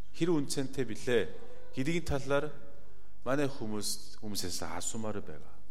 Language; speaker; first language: Mongolian; non-native, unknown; Korean